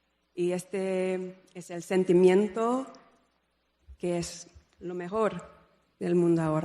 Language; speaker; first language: Spanish; non-native, fluent; English